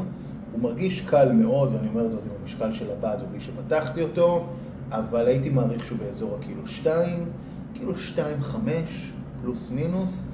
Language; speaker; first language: Hebrew; native; Hebrew